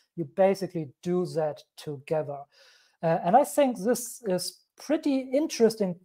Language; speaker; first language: English; non-native, fluent; German